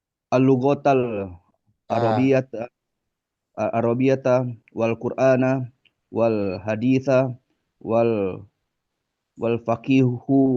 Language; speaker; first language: Arabic; non-native, learner; Indonesian